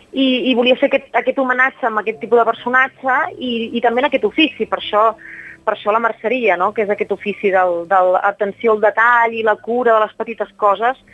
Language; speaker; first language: Catalan; native; Catalan